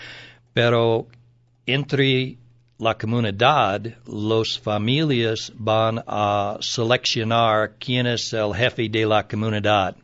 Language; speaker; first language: Spanish; non-native, learner; English